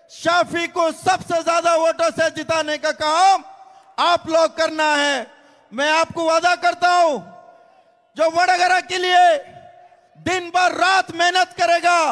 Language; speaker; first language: Hindi; non-native, local second language; Kannada